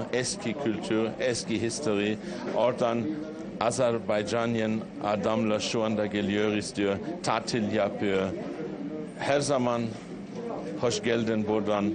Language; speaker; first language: Turkish; non-native, learner; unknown